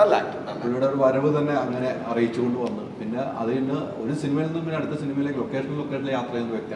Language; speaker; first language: Malayalam; native; Malayalam